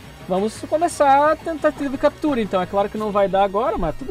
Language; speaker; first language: Portuguese; native; Portuguese